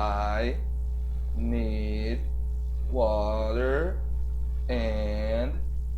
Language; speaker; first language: English; non-native, fluent; Portuguese